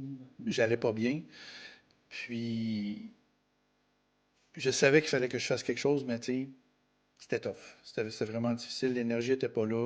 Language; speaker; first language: French; native; French